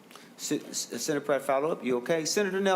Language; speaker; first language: English; native; English